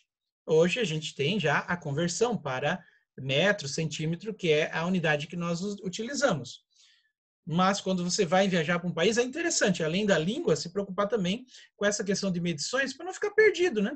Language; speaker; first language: Portuguese; native; Portuguese